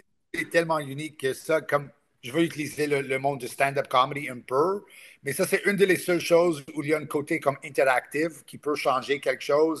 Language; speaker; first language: French; non-native, local second language; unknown